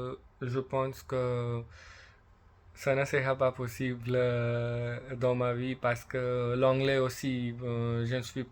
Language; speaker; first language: French; non-native, learner; English